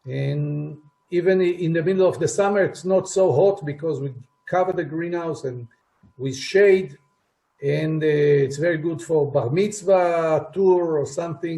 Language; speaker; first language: English; non-native, fluent; Hebrew